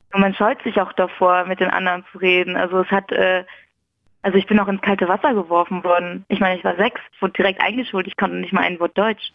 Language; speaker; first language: German; early bilingual, other home language; Persian